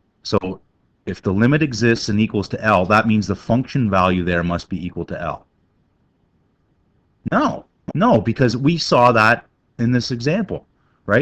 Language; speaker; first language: English; native; English